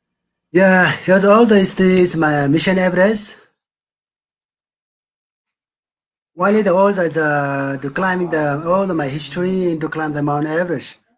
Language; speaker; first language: English; non-native, learner; Nepali